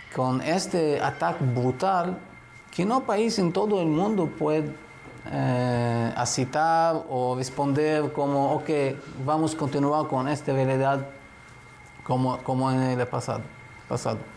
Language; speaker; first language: Spanish; non-native, fluent; Hebrew